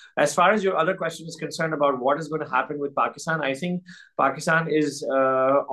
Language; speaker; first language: English; non-native, local second language; Urdu